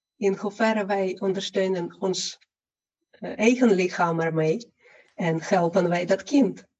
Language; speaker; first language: Dutch; non-native, fluent; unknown